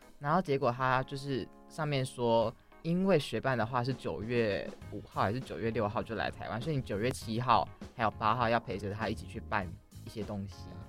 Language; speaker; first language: Chinese; native; Chinese